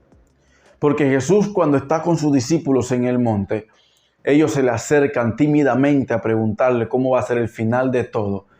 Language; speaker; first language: Spanish; native; Spanish